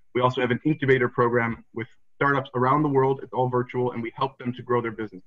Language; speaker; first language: English; native; English